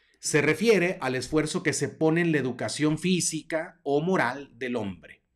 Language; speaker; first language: Spanish; native; Spanish